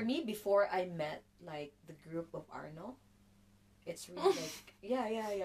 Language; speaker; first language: English; non-native, local second language; Cebuano